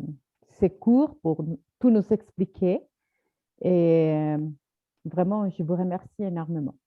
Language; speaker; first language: French; non-native, fluent; Spanish